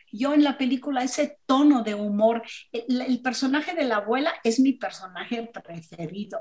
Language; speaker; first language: Spanish; non-native, fluent; German